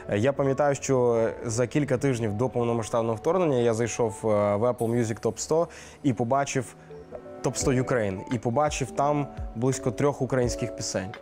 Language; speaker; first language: Ukrainian; non-native, local second language; Russian